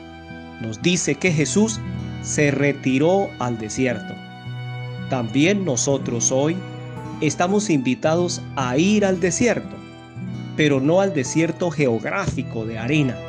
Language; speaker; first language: Spanish; native; Spanish